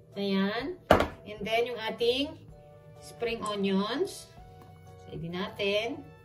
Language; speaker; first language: Filipino; native; Filipino